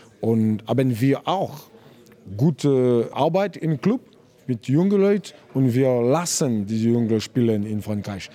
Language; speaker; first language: German; non-native, learner; French